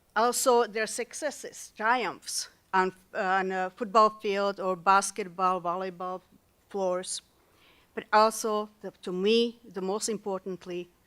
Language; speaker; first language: English; non-native, fluent; Slovak